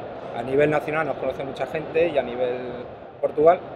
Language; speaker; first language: Spanish; native; Spanish